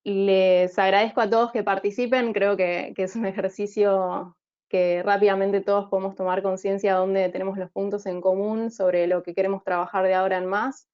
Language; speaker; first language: Spanish; native; Spanish